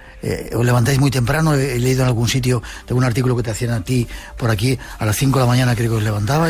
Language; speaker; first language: Spanish; native; Spanish